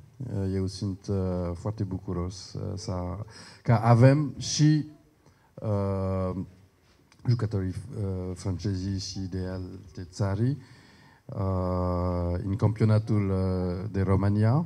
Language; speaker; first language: Romanian; non-native, learner; French